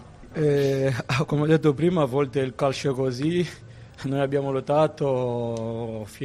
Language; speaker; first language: Italian; non-native, fluent; Portuguese